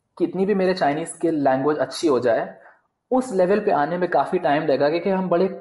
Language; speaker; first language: Hindi; native; Hindi